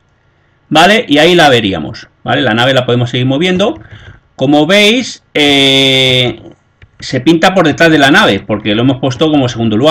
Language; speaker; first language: Spanish; native; Spanish